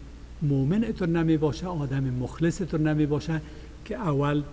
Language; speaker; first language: Persian; native; Persian